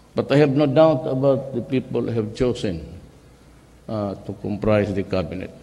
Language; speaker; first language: English; non-native, local second language; Cebuano